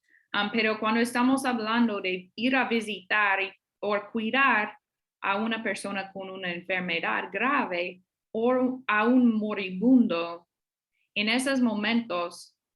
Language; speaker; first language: Spanish; non-native, fluent; English